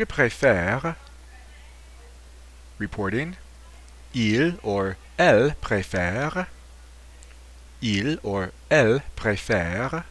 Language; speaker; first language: French; non-native, fluent; English